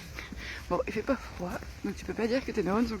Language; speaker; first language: French; native; French